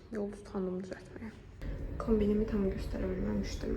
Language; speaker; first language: Turkish; non-native, fluent; Azerbaijani